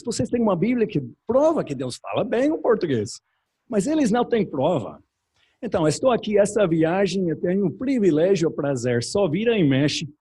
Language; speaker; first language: Portuguese; non-native, learner; English